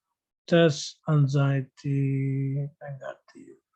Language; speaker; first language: English; non-native, fluent; Indonesian